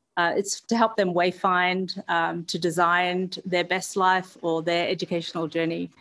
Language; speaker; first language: English; native; English